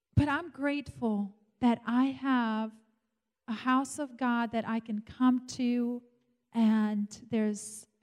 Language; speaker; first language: English; non-native, fluent; Romanian